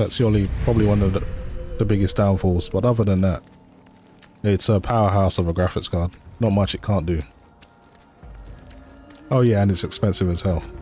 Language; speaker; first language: English; native; English